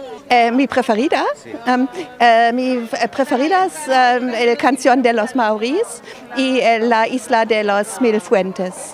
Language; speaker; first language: Spanish; non-native, fluent; German